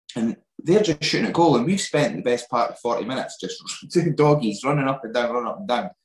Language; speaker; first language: English; native; English